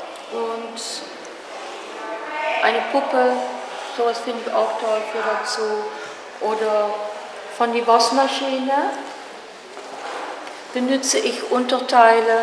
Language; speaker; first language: German; non-native, learner; Dutch